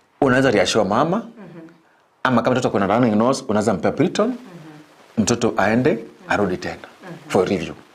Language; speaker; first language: Swahili; non-native, local second language; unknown